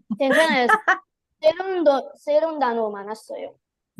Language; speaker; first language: Korean; non-native, learner; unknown